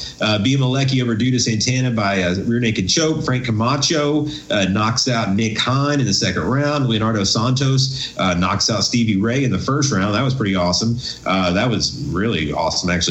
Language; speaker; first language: English; native; English